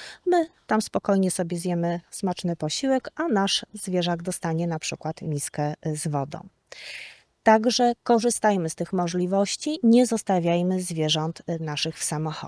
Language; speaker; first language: Polish; native; Polish